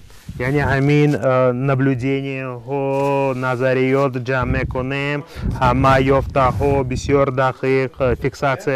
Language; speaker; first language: Persian; non-native, fluent; Russian